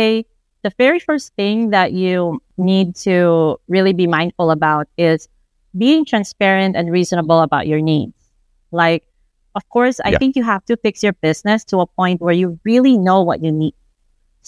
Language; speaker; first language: English; non-native, local second language; Filipino